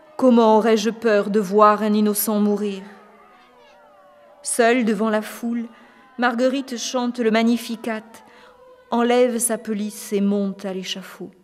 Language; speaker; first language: French; native; French